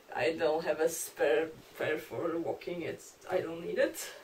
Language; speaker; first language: English; non-native, fluent; Polish